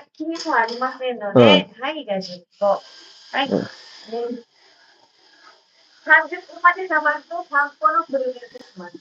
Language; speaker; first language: Japanese; native; Japanese